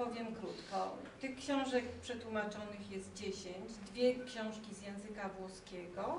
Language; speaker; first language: Polish; native; Polish